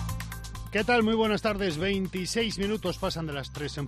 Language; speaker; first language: Spanish; native; Spanish